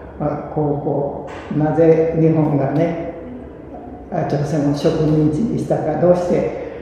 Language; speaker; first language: Japanese; early bilingual, other home language; Korean